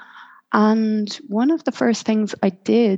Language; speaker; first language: English; native; English